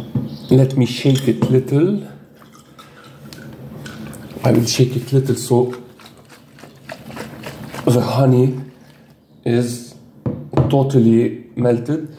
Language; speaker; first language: English; non-native, fluent; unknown